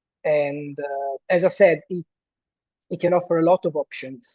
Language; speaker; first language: English; non-native, fluent; Italian